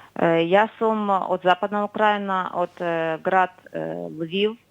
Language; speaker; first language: Macedonian; non-native, fluent; Ukrainian